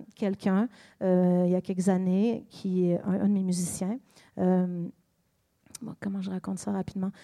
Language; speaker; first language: French; native; French